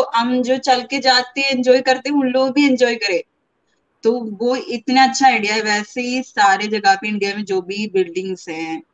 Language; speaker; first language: Hindi; non-native, local second language; Malayalam